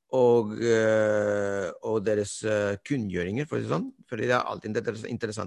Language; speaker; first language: Norwegian; non-native, fluent; Spanish